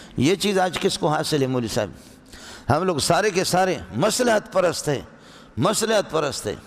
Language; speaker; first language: Urdu; non-native, local second language; Brahui